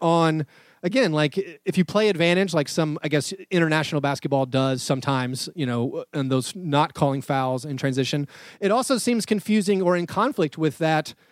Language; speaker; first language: English; native; English